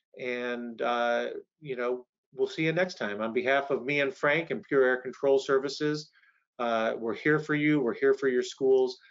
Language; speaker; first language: English; native; English